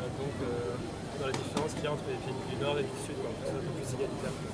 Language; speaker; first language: French; native; French